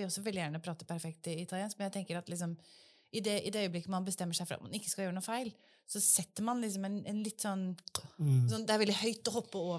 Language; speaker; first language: Norwegian; native; Norwegian